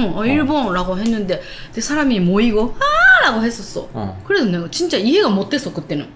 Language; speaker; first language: Korean; non-native, learner; Japanese